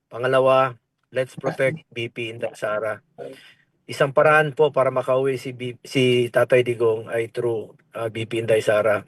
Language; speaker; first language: Filipino; non-native, local second language; Cebuano